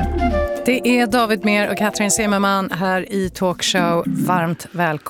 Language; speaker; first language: Swedish; native; Swedish